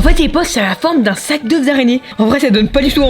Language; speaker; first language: French; native; French